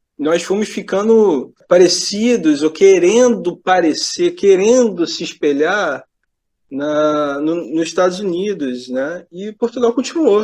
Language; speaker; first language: Portuguese; native; Portuguese